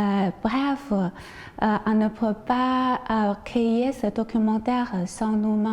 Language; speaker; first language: French; non-native, learner; Chinese